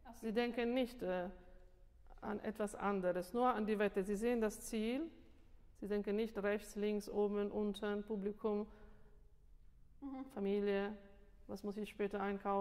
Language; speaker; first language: German; non-native, fluent; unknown